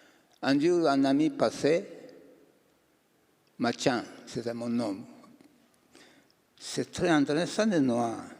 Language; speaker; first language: French; non-native, learner; Japanese